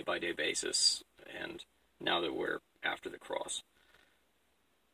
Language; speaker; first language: English; native; English